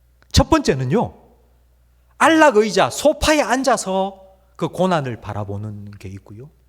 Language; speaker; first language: Korean; native; Korean